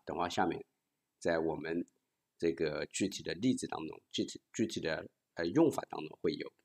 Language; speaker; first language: Chinese; native; Chinese